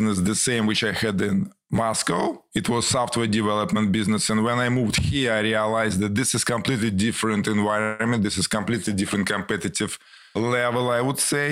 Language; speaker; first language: English; non-native, fluent; Ukrainian